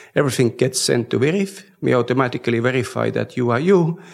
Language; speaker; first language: English; non-native, fluent; Estonian